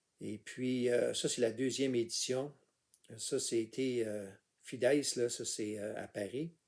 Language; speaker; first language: French; native; French